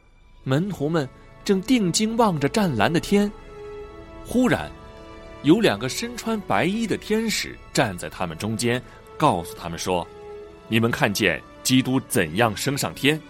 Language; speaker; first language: Chinese; native; Chinese